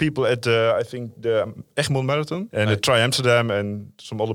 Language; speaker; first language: English; non-native, fluent; Dutch